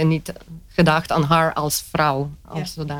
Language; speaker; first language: Dutch; non-native, fluent; Romanian